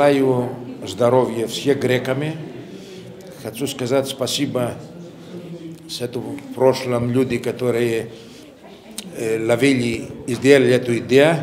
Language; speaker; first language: Russian; non-native, fluent; Greek